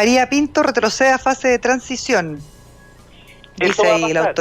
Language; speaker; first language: Spanish; native; Spanish